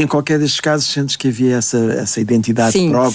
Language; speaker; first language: Portuguese; native; Portuguese